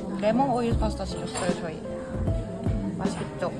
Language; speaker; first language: Korean; non-native, learner; Japanese